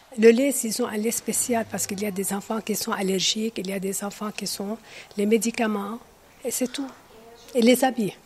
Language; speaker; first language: French; non-native, local second language; Arabic